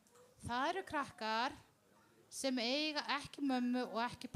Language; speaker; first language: Icelandic; non-native, learner; Spanish